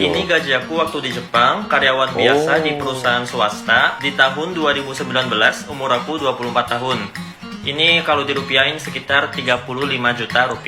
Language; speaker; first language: Indonesian; non-native, fluent; Japanese